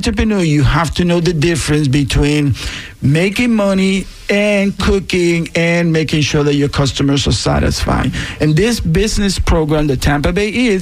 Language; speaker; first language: English; non-native, fluent; Spanish